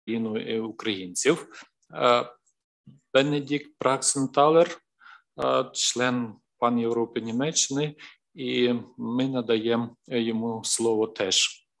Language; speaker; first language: Ukrainian; non-native, fluent; German